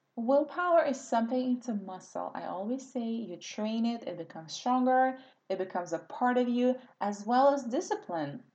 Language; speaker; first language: English; non-native, fluent; Russian